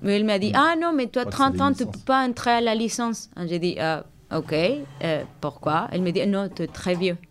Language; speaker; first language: French; non-native, learner; Spanish